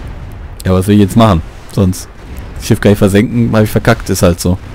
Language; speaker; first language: German; native; German